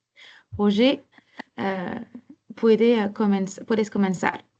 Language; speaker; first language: Spanish; non-native, learner; French